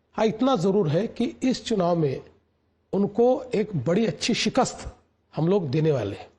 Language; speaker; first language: Hindi; non-native, local second language; Marathi